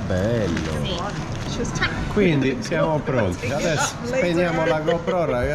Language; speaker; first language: Italian; native; Italian